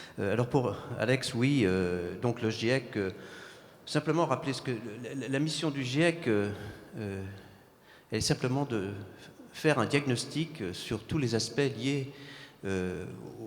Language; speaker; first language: French; native; French